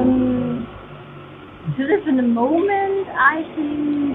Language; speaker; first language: English; non-native, learner; German